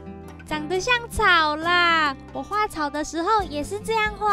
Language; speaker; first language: Chinese; native; Chinese